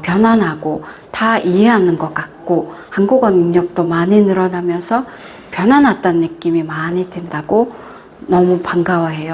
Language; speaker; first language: Korean; non-native, fluent; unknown